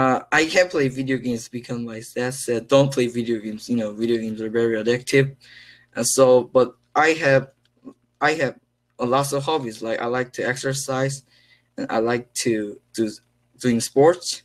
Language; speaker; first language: English; non-native, learner; Korean